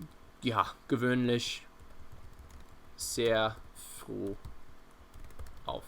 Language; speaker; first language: German; non-native, fluent; English